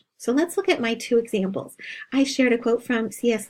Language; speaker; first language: English; native; English